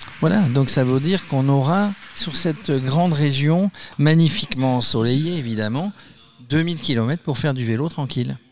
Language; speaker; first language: French; native; French